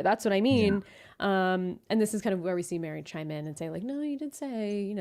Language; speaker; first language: English; native; English